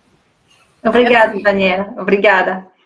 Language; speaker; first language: Portuguese; non-native, fluent; French